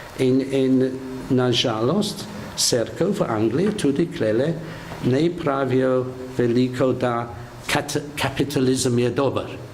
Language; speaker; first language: Slovenian; non-native, fluent; English